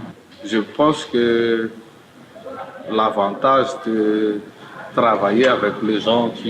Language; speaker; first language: French; non-native, local second language; Malagasy